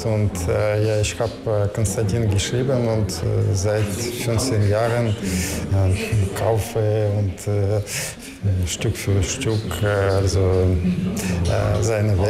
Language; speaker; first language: German; non-native, learner; Russian